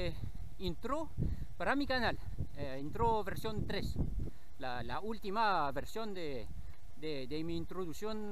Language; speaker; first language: Spanish; non-native, learner; French